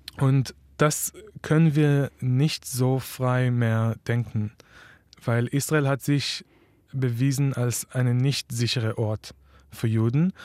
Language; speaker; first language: German; non-native, fluent; Hebrew